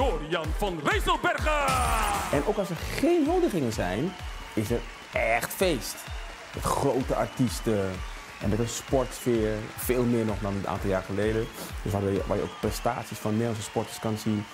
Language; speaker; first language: Dutch; native; Dutch